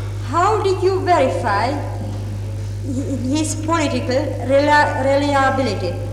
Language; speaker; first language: English; non-native, fluent; Czech